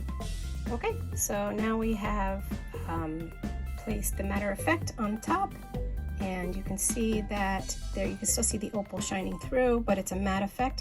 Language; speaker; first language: English; native; English